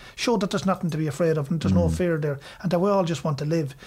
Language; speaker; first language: English; native; English